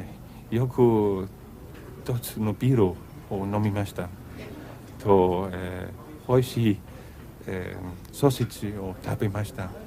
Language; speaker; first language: Japanese; non-native, learner; Danish